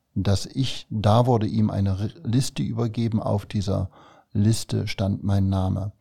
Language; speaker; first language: German; native; German